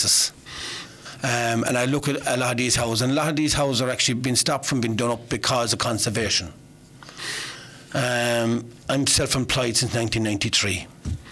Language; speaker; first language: English; native; English